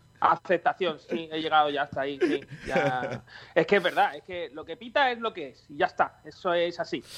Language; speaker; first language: Spanish; native; Spanish